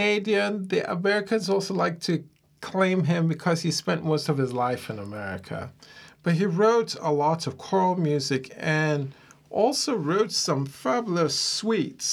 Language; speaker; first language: English; non-native, local second language; Ewe